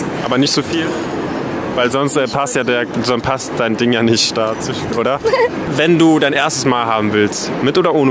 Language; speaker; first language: German; native; German